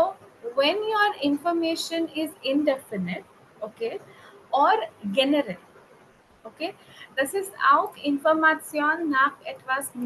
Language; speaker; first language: German; non-native, fluent; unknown